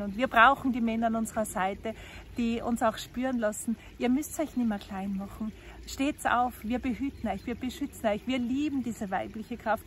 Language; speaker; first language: German; native; German